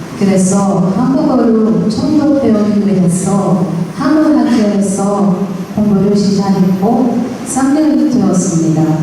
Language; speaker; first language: Korean; non-native, learner; Portuguese